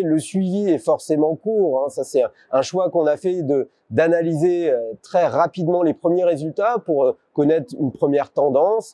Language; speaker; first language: French; native; French